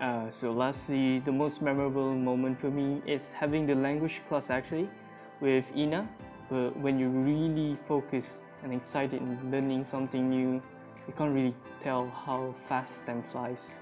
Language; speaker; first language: English; non-native, local second language; Malay